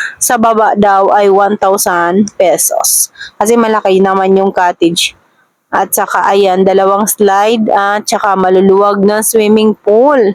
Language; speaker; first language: Filipino; non-native, local second language; Cebuano